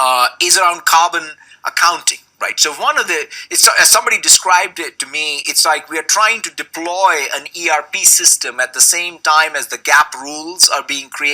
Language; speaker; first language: English; non-native, local second language; Telugu